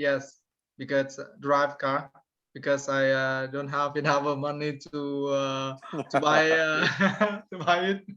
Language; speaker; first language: English; non-native, learner; Vietnamese